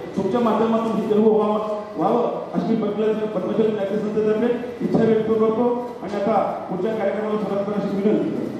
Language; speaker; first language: Marathi; non-native, local second language; Telugu